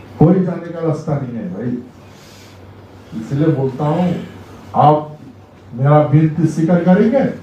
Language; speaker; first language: Hindi; non-native, local second language; Rangpuri